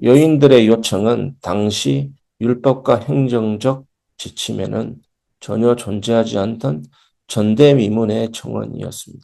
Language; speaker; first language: Korean; native; Korean